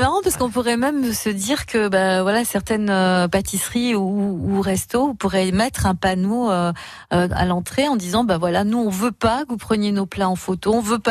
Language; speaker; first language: French; native; French